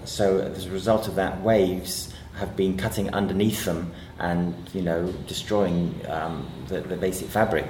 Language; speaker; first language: English; native; English